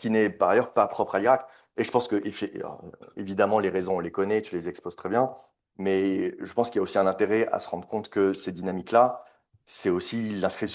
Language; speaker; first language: French; native; French